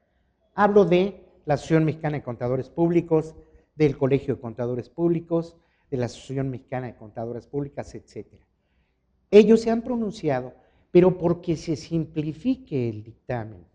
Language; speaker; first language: Spanish; native; Spanish